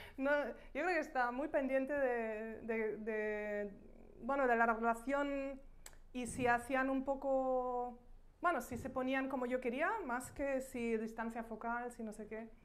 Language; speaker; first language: Spanish; non-native, fluent; German